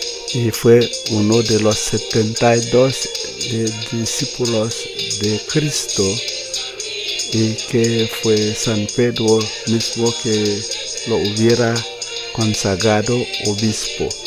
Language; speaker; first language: Spanish; non-native, fluent; Haitian Creole